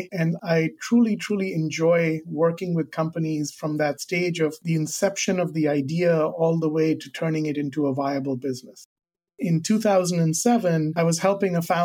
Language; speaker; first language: English; non-native, local second language; Hindi